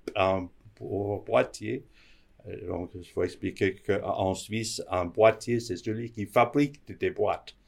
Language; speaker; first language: French; non-native, fluent; Danish